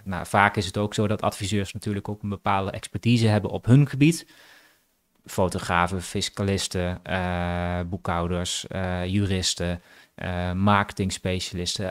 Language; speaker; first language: Dutch; native; Dutch